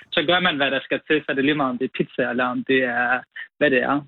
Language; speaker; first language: Danish; early bilingual, other home language; Arabic